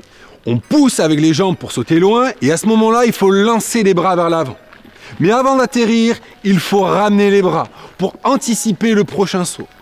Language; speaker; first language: French; native; French